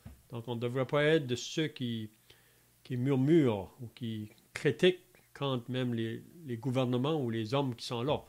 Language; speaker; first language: French; native; French